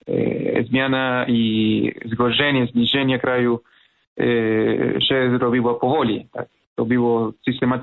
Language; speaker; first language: Polish; non-native, fluent; Spanish